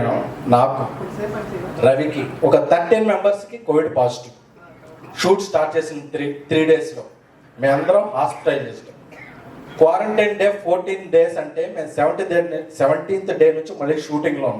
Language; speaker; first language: Telugu; native; Telugu